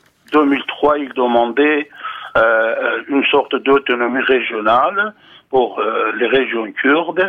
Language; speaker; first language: French; non-native, fluent; Kurdish